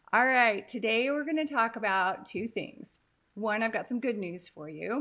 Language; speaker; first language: English; native; English